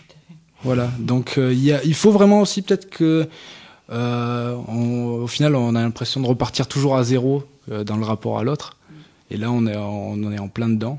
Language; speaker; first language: French; native; French